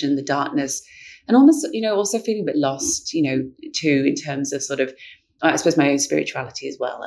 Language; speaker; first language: English; native; English